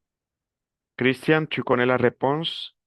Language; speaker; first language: French; non-native, fluent; Spanish